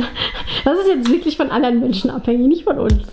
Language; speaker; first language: German; native; German